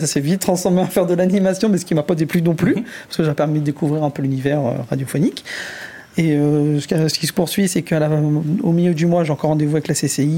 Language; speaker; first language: French; native; French